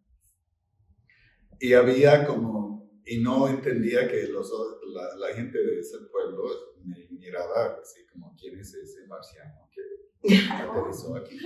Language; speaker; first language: Spanish; non-native, fluent; English